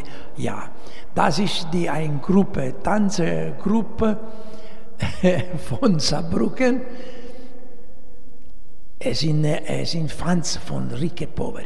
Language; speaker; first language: German; non-native, learner; Italian